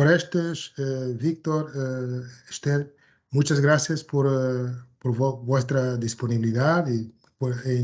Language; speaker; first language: Spanish; non-native, fluent; Portuguese